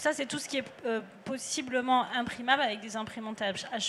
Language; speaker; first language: French; native; French